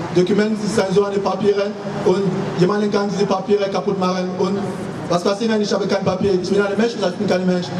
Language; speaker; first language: German; non-native, learner; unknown